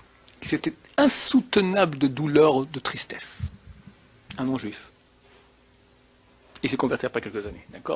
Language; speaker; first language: French; native; French